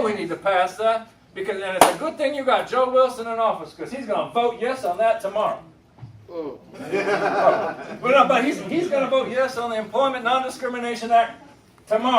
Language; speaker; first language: English; native; English